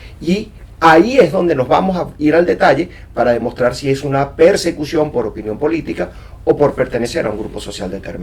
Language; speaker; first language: Spanish; native; Spanish